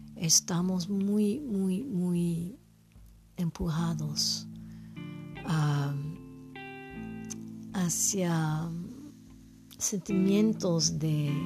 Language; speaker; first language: Spanish; non-native, fluent; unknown